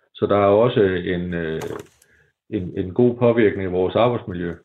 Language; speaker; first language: Danish; native; Danish